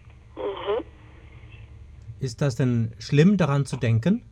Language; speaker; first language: German; native; German